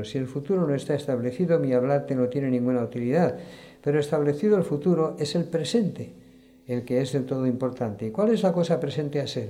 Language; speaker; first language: Spanish; native; Spanish